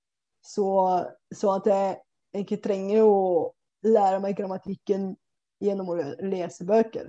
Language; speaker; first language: Norwegian; non-native, fluent; Bulgarian